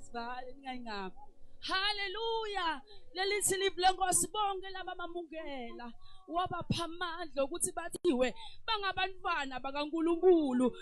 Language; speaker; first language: Zulu; non-native, local second language; Swati